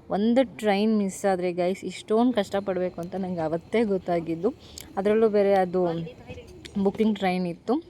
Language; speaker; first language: Kannada; non-native, local second language; Lambadi